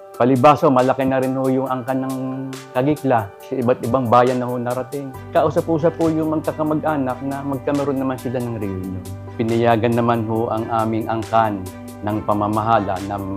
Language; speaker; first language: Filipino; native; Filipino